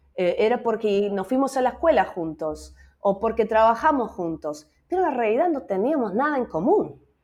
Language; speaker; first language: Spanish; non-native, fluent; Dutch